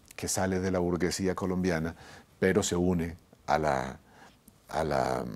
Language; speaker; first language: Spanish; native; Spanish